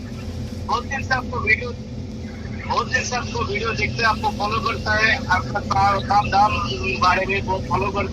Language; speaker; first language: Hindi; non-native, learner; Bangla